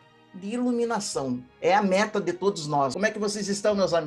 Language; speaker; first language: Portuguese; native; Portuguese